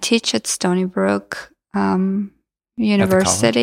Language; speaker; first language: English; non-native, fluent; Georgian